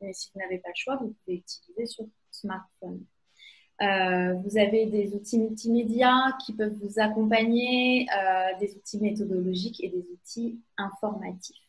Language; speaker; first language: French; native; French